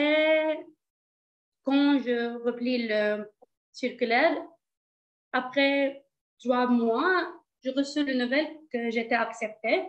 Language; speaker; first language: French; non-native, learner; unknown